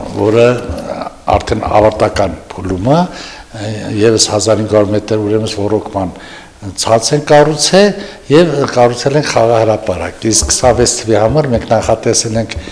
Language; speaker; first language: Armenian; non-native, local second language; Kurdish